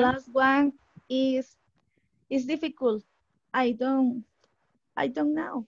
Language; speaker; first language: English; non-native, learner; Spanish